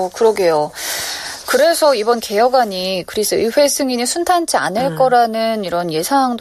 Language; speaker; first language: Korean; native; Korean